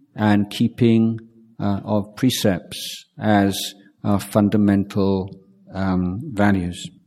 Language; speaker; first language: English; native; English